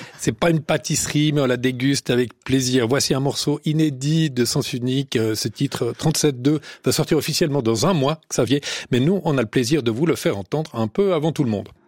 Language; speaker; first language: French; native; French